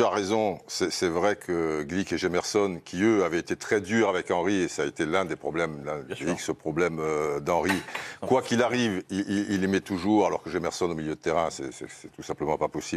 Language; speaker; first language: French; native; French